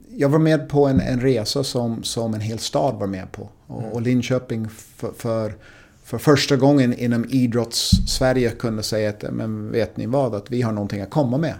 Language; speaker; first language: Swedish; non-native, fluent; English